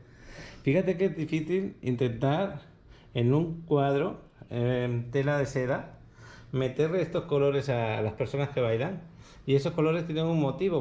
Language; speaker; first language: Spanish; native; Spanish